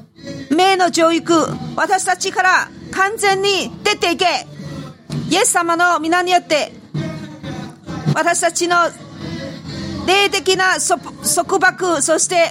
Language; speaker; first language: Japanese; non-native, fluent; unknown